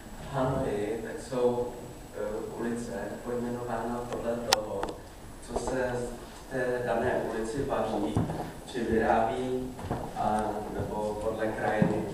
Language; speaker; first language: Czech; early bilingual, other home language; Vietnamese